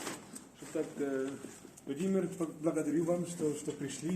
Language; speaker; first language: Russian; non-native, fluent; Estonian